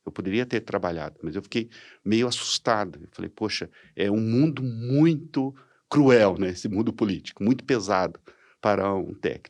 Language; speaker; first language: Portuguese; native; Portuguese